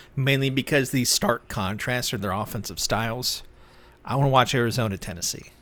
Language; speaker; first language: English; native; English